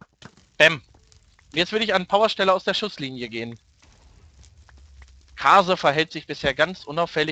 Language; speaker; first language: German; native; German